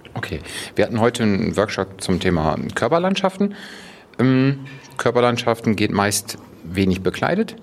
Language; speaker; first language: German; native; German